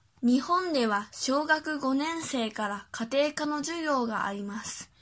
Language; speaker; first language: Japanese; early bilingual, other home language; Chinese